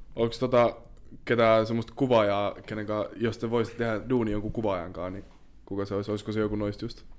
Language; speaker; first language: Finnish; native; Finnish